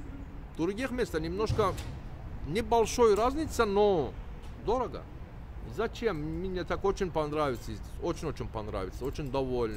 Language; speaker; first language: Russian; non-native, learner; Turkish